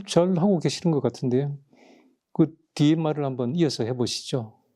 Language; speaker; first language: Korean; native; Korean